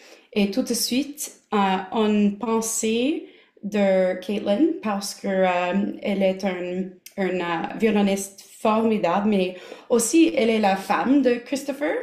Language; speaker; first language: French; non-native, local second language; English